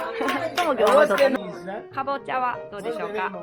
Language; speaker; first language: Japanese; native; Japanese